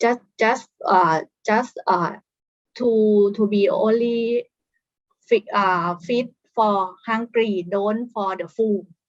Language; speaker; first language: English; non-native, fluent; Thai